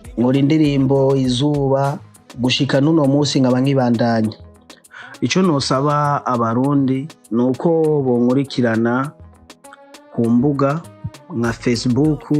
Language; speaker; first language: Rundi; early bilingual, heritage; Rundi